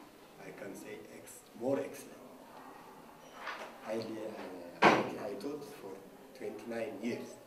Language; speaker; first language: English; non-native, learner; Amharic